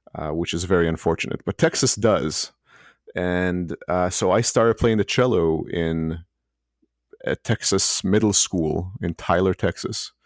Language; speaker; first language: English; early bilingual, other home language; Hebrew